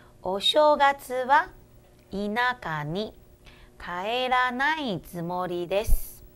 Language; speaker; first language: Japanese; non-native, fluent; Chinese